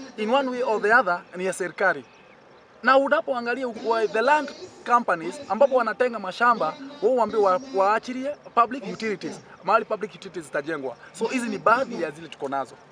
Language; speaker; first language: Swahili; non-native, local second language; Kikuyu